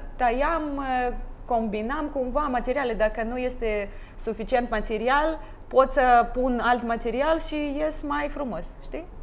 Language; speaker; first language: Romanian; non-native, learner; Russian